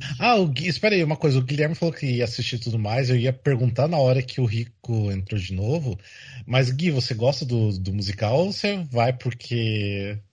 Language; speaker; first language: Portuguese; native; Portuguese